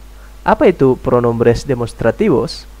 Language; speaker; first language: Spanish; non-native, fluent; Indonesian